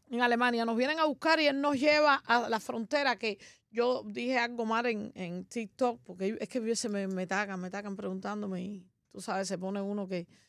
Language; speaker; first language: Spanish; native; Spanish